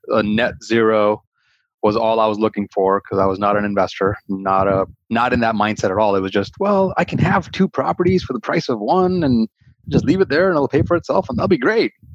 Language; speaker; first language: English; early bilingual, other home language; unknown